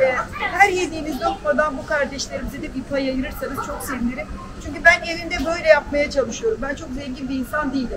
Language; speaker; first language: Turkish; native; Turkish